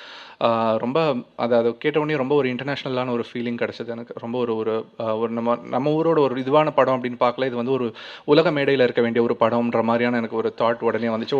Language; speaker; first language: Tamil; native; Tamil